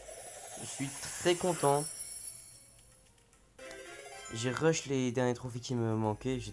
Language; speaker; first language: French; native; French